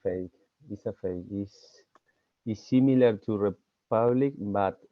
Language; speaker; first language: English; non-native, learner; Spanish